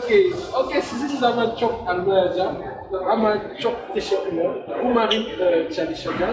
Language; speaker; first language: Turkish; non-native, learner; French